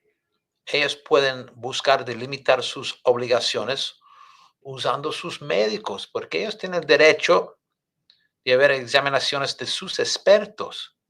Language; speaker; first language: Spanish; non-native, fluent; English